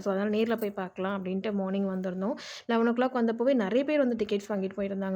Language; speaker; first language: Tamil; native; Tamil